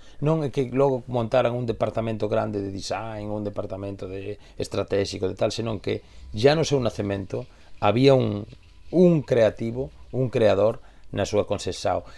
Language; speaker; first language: Galician; native; Galician